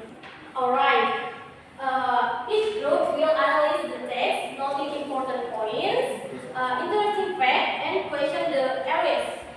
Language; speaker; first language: English; non-native, learner; Indonesian